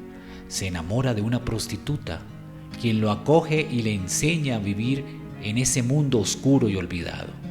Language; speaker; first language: Spanish; native; Spanish